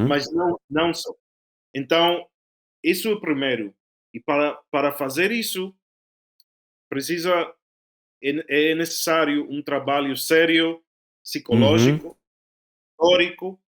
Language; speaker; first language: Portuguese; non-native, fluent; Spanish